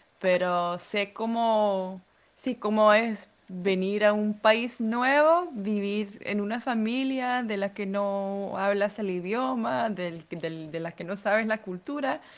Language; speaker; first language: Spanish; non-native, fluent; Dutch